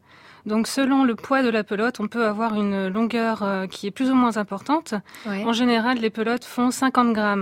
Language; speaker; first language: French; native; French